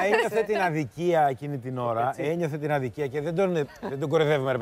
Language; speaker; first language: Greek; native; Greek